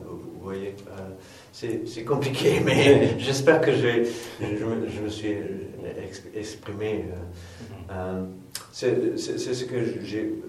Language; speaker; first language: French; non-native, fluent; English